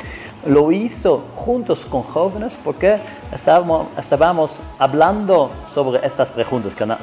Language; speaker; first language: Spanish; non-native, fluent; Italian